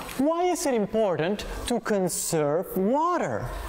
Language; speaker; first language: English; non-native, learner; Spanish